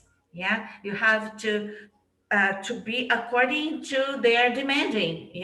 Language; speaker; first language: English; non-native, fluent; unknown